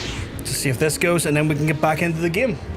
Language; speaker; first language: English; native; English